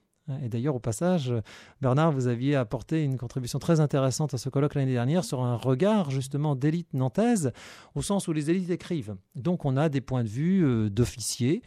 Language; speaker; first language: French; native; French